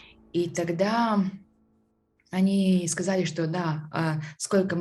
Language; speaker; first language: Russian; non-native, fluent; Latvian